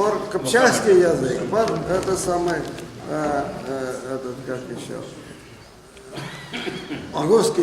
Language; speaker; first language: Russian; non-native, local second language; Tatar